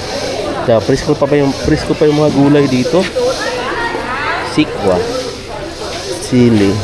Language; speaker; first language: Filipino; non-native, local second language; Waray